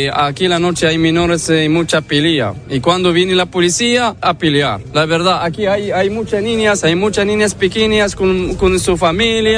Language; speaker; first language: Spanish; non-native, learner; Arabic